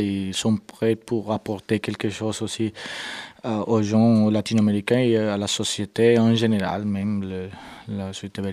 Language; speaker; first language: French; non-native, fluent; Spanish